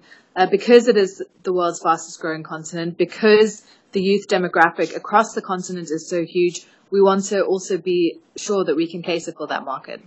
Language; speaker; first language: English; native; English